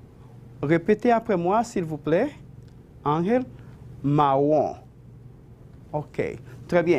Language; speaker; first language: French; non-native, fluent; Spanish